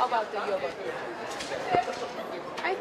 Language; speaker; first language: English; non-native, learner; Korean